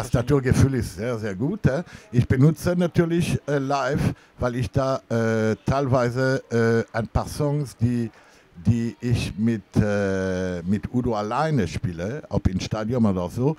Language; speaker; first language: German; non-native, fluent; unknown